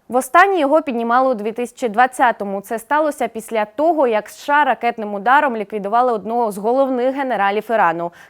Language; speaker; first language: Ukrainian; native; Ukrainian